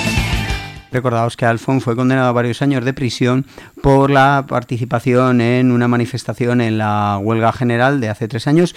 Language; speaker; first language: Spanish; native; Spanish